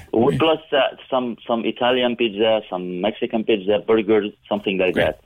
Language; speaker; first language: English; non-native, learner; Arabic